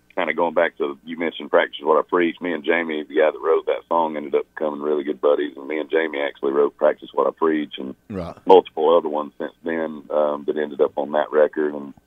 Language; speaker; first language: English; native; English